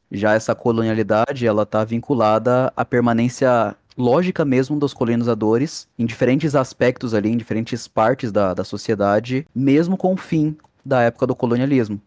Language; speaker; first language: Portuguese; native; Portuguese